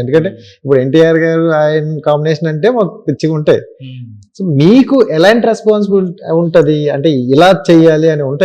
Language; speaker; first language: Telugu; native; Telugu